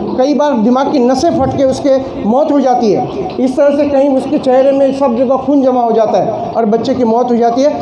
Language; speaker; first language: Hindi; non-native, local second language; Marathi